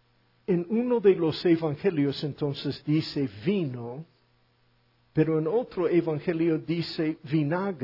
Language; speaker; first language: Spanish; non-native, fluent; English